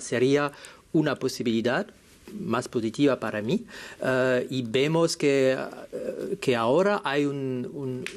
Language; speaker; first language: Spanish; non-native, fluent; French